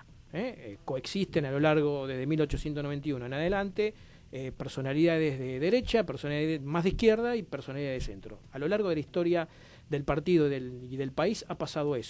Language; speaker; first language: Spanish; native; Spanish